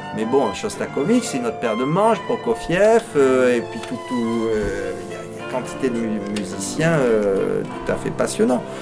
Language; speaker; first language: French; native; French